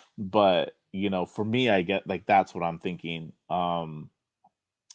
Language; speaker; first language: English; native; English